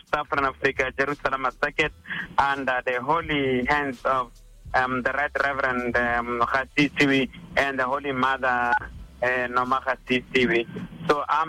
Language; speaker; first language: English; non-native, local second language; Tswana